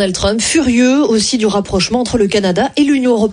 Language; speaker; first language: French; native; French